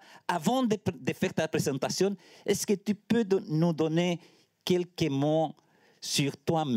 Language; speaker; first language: French; non-native, learner; Spanish